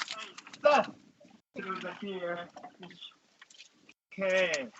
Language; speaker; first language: English; non-native, learner; Japanese